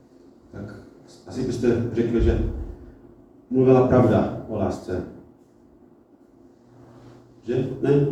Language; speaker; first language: Czech; non-native, fluent; English